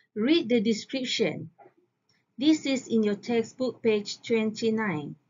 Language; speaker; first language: English; non-native, local second language; Malay